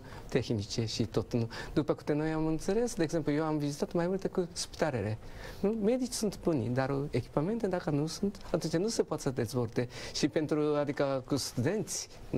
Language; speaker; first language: Romanian; non-native, learner; Japanese